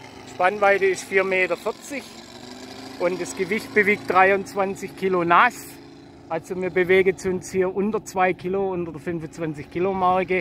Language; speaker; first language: German; native; German